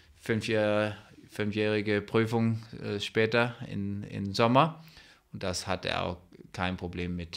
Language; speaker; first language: German; non-native, fluent; Danish